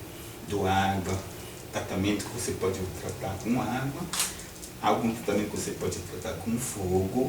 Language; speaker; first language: Portuguese; non-native, fluent; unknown